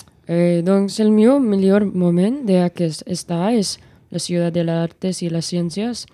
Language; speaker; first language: Catalan; non-native, learner; English